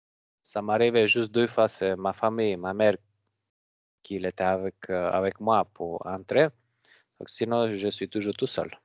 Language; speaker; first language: French; non-native, learner; Macedonian